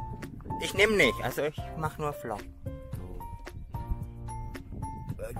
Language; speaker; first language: German; non-native, fluent; Indonesian